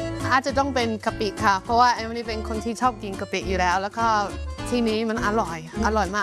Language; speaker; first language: Thai; non-native, fluent; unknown